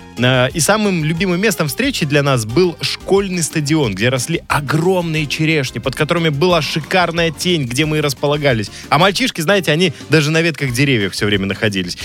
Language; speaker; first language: Russian; native; Russian